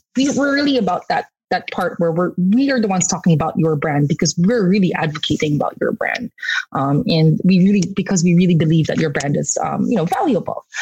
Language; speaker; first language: English; non-native, local second language; Korean